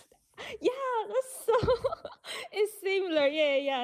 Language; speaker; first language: English; non-native, learner; Chinese